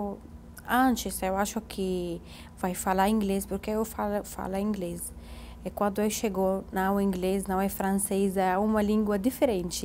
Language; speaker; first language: Portuguese; non-native, learner; Arabic